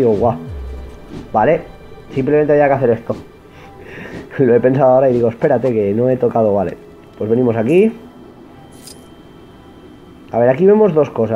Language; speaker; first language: Spanish; native; Spanish